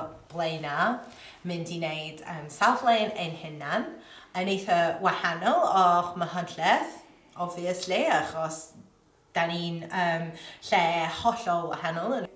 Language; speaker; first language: Welsh; non-native, local second language; English